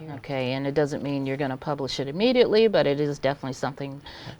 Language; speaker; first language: English; native; English